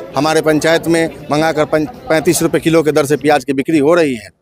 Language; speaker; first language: Hindi; native; Hindi